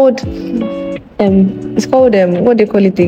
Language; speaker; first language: English; non-native, local second language; Yoruba